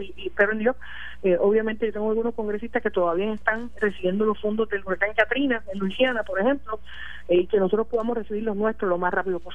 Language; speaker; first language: Spanish; native; Spanish